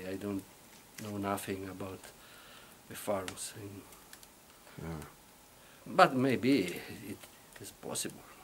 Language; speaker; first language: English; non-native, learner; Italian